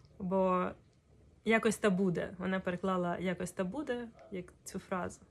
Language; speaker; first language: Ukrainian; non-native, local second language; Russian